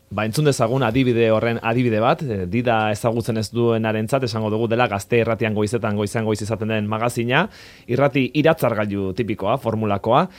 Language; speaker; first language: Basque; native; Basque